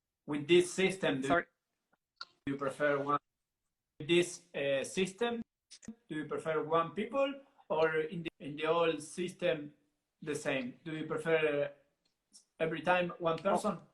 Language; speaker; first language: English; non-native, learner; Italian